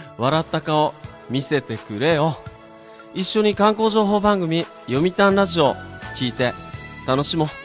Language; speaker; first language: Japanese; native; Japanese